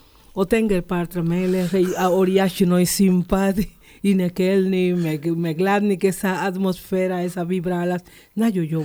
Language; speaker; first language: Hungarian; non-native, learner; Spanish